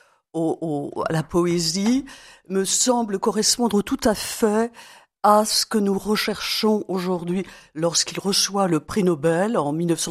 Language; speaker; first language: French; native; French